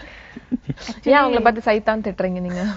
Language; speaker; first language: Tamil; native; Tamil